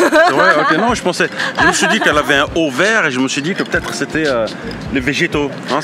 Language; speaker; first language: French; native; French